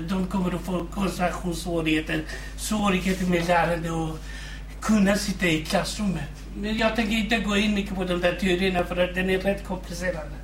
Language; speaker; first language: Swedish; non-native, fluent; Kurdish